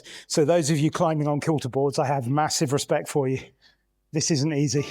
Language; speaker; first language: English; native; English